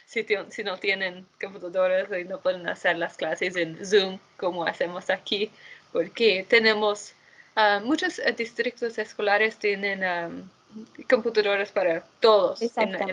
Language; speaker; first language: Spanish; non-native, fluent; English